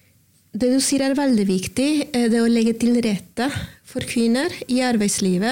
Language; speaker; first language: Norwegian; non-native, learner; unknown